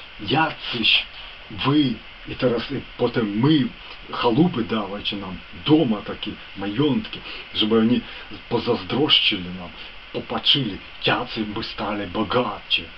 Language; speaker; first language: Polish; non-native, fluent; Ukrainian